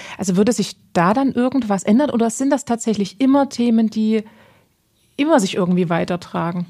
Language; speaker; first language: German; native; German